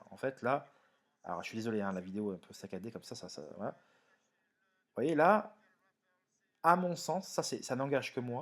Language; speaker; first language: French; native; French